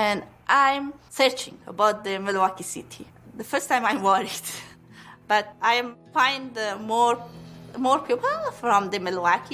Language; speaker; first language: English; non-native, learner; Pashto